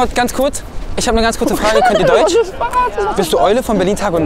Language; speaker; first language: German; native; German